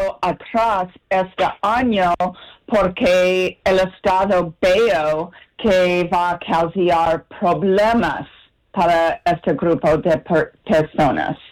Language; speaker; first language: Spanish; non-native, learner; English